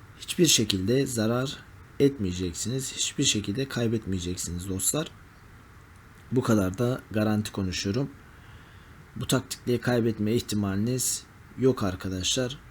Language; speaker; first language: Turkish; native; Turkish